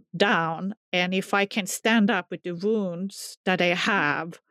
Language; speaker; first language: English; non-native, fluent; Swedish